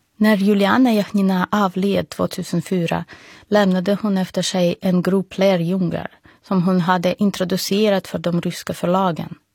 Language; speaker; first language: Swedish; non-native, fluent; Russian